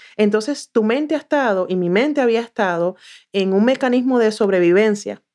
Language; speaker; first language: Spanish; native; Spanish